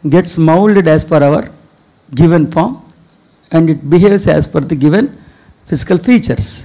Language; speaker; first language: English; non-native, local second language; Telugu